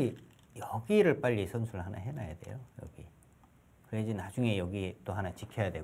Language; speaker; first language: Korean; native; Korean